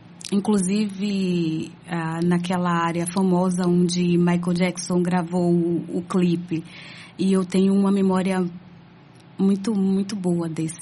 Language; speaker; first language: Portuguese; native; Portuguese